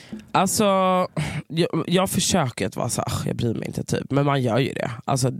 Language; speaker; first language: Swedish; native; Swedish